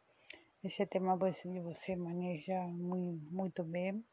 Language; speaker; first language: Portuguese; non-native, fluent; Spanish